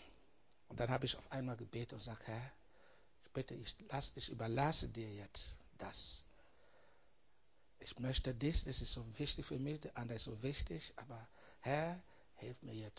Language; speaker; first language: German; non-native, learner; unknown